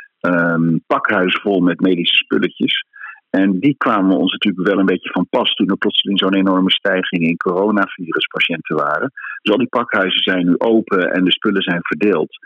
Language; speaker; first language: Dutch; native; Dutch